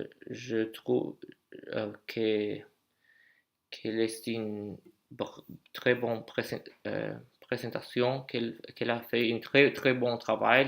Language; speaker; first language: French; non-native, learner; English